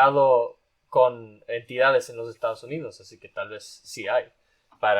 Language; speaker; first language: Spanish; non-native, fluent; English